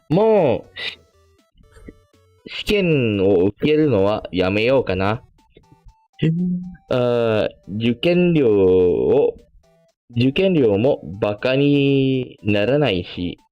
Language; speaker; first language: Japanese; non-native, fluent; Malay